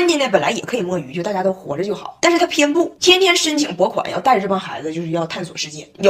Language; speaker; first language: Chinese; native; Chinese